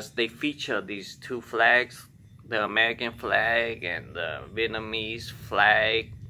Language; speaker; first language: English; non-native, fluent; Vietnamese